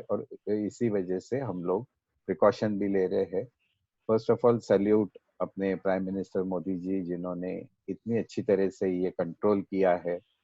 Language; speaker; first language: Hindi; non-native, local second language; Marathi